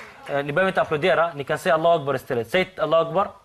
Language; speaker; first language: Swedish; non-native, local second language; Arabic